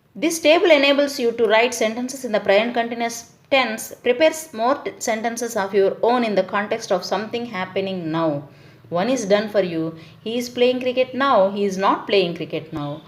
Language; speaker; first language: English; non-native, local second language; Telugu